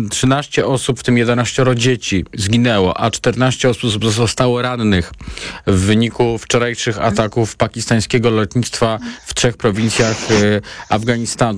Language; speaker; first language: Polish; native; Polish